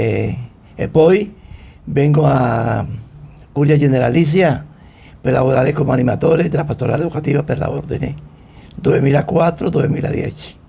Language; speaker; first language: Italian; non-native, fluent; Spanish